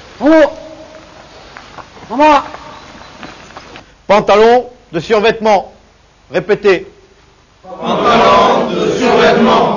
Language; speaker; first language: French; native; French